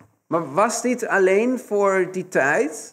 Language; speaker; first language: Dutch; non-native, fluent; Spanish